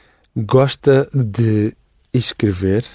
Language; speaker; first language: Portuguese; non-native, learner; English